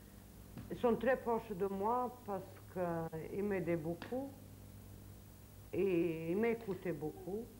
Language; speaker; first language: French; non-native, learner; Serbian